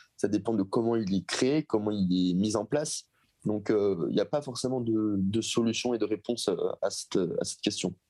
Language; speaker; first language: French; native; French